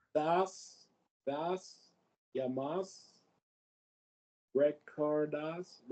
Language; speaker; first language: Spanish; non-native, learner; English